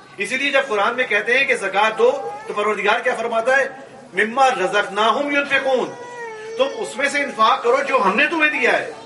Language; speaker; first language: Urdu; native; Urdu